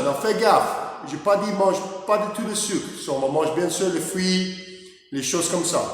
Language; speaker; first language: French; non-native, learner; English